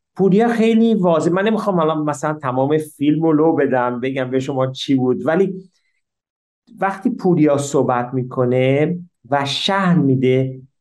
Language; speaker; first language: Persian; early bilingual, heritage; Persian